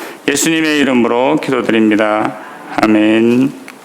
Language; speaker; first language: Korean; native; Korean